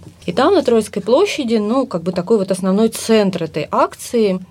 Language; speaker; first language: Russian; native; Russian